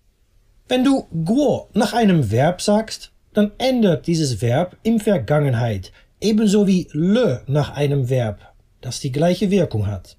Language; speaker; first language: German; non-native, fluent; Dutch